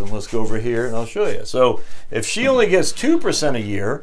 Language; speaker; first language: English; native; English